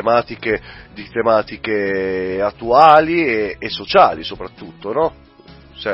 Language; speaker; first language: Italian; native; Italian